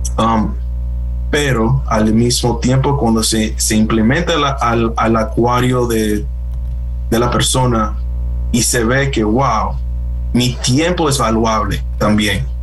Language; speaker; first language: Spanish; early bilingual, heritage; Spanish